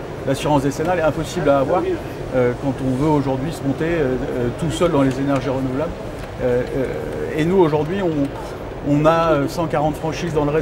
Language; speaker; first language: French; native; French